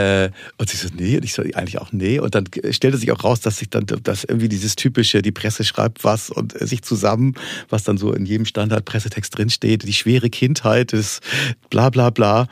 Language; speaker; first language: German; native; German